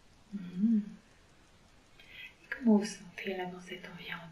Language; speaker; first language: French; native; French